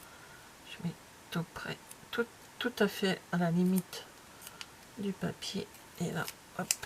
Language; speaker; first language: French; native; French